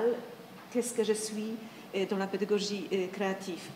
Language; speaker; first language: French; non-native, fluent; Polish